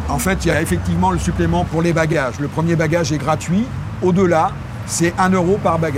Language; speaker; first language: French; native; French